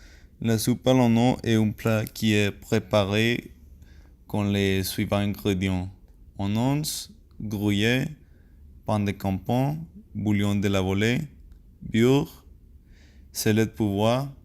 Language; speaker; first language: French; non-native, learner; Spanish